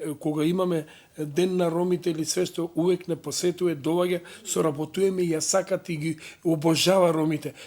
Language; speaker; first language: Macedonian; non-native, local second language; Romany